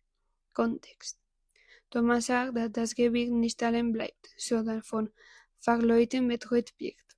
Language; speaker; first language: German; non-native, learner; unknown